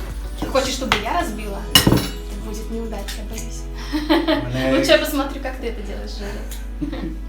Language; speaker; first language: Russian; native; Russian